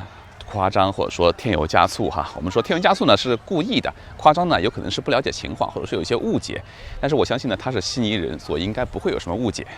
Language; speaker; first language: Chinese; native; Chinese